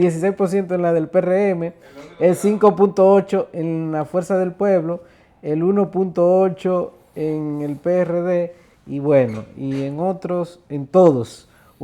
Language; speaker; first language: Spanish; native; Spanish